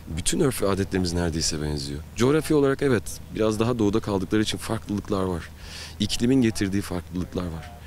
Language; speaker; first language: Turkish; native; Turkish